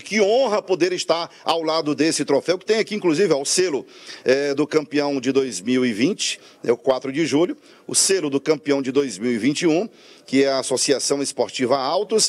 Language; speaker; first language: Portuguese; native; Portuguese